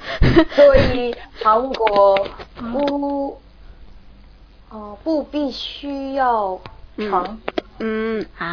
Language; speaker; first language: Chinese; non-native, learner; Korean